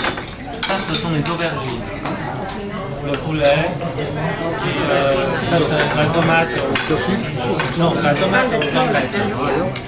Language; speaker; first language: French; non-native, fluent; Chinese